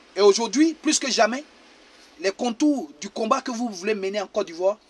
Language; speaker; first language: French; native; French